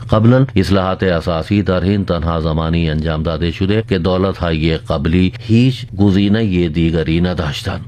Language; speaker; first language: Persian; non-native, fluent; Urdu